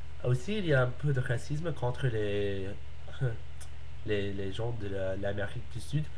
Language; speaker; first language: French; non-native, learner; English